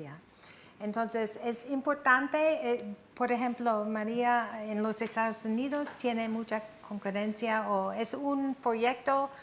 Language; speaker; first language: Spanish; non-native, fluent; English